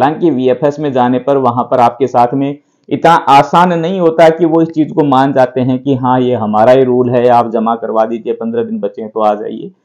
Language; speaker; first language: Hindi; native; Hindi